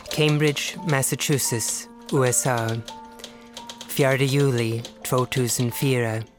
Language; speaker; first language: Swedish; non-native, fluent; English